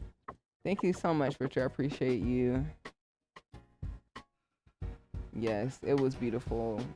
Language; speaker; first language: English; native; English